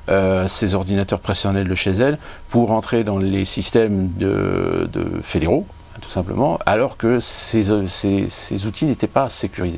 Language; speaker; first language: French; native; French